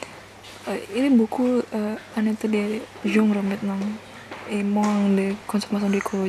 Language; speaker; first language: French; non-native, learner; Indonesian